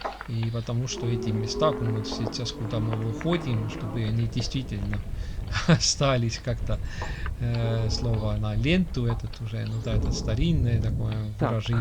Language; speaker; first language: Russian; non-native, local second language; Estonian